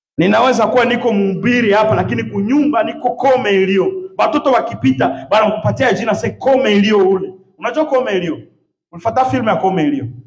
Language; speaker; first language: Swahili; native; Swahili